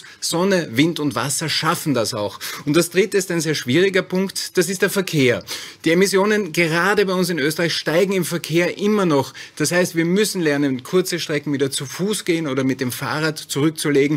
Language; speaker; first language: German; native; German